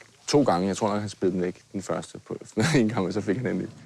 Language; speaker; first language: Danish; native; Danish